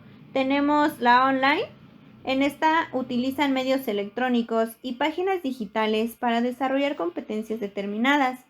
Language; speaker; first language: Spanish; native; Spanish